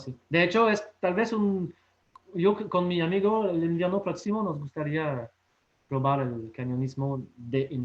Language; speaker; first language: Spanish; non-native, fluent; French